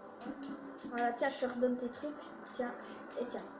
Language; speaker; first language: French; native; French